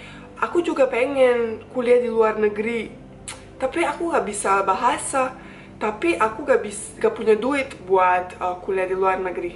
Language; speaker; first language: Indonesian; non-native, fluent; Bosnian